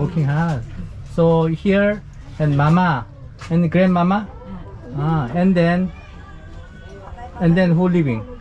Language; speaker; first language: English; non-native, learner; Korean